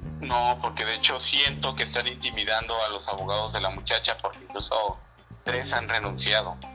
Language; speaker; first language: Spanish; native; Spanish